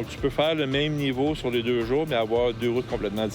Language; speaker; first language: French; native; French